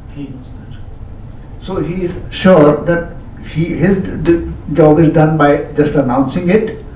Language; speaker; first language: English; non-native, local second language; Hindi